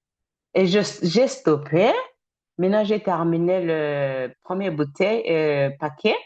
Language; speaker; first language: French; non-native, fluent; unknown